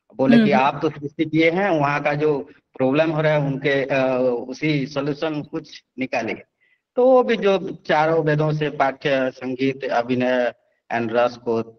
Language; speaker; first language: Hindi; non-native, local second language; Odia